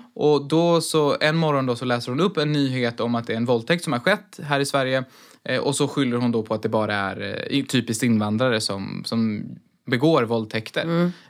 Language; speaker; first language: Swedish; native; Swedish